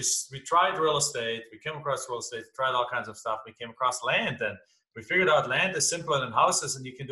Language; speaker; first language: English; non-native, fluent; German